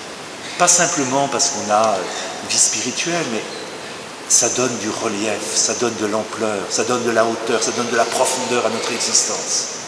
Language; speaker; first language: French; native; French